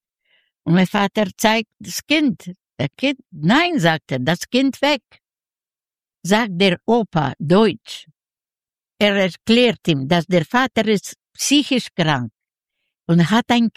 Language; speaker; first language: German; non-native, fluent; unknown